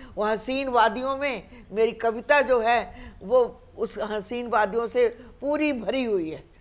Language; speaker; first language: Hindi; native; Hindi